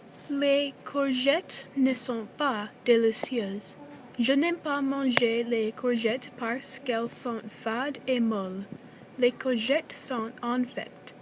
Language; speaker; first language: French; non-native, learner; English